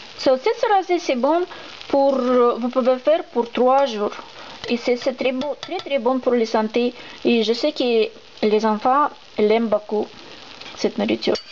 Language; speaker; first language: French; non-native, learner; Russian